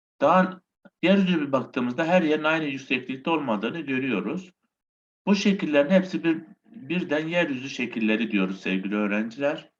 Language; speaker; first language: Turkish; native; Turkish